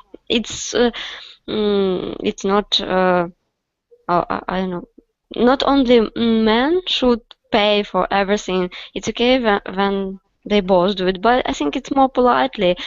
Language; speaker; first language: English; non-native, learner; Russian